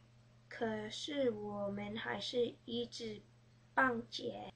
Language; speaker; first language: Chinese; early bilingual, heritage; Chinese